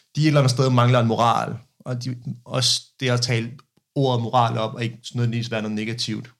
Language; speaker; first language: Danish; early bilingual, other home language; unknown